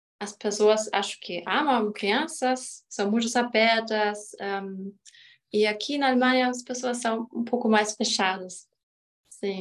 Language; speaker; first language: Portuguese; non-native, learner; German